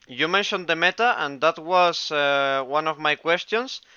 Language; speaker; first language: English; non-native, fluent; Spanish